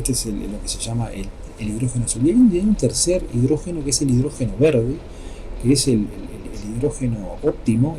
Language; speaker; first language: Spanish; native; Spanish